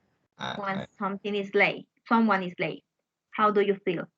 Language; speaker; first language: English; non-native, fluent; Spanish